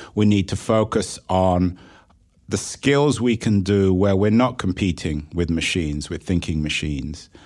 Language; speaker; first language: English; native; English